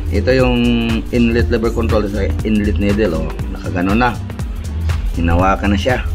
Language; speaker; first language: Filipino; non-native, local second language; Cebuano